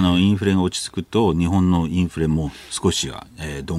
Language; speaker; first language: Japanese; native; Japanese